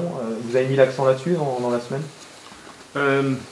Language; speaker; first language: French; native; French